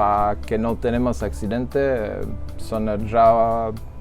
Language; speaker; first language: Spanish; non-native, learner; French